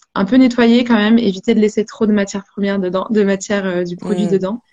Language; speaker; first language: French; native; French